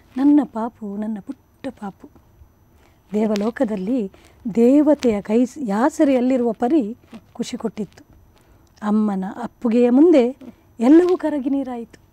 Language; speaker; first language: Kannada; non-native, local second language; Konkani